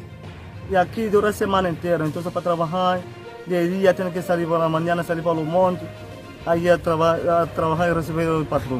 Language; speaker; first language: Spanish; non-native, learner; Haitian Creole